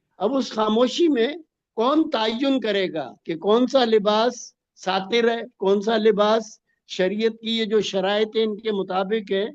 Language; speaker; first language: Urdu; non-native, local second language; Punjabi